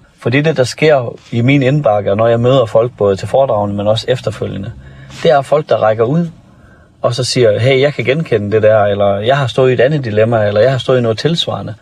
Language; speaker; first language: Danish; native; Danish